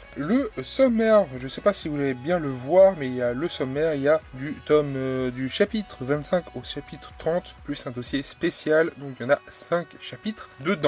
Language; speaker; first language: French; native; French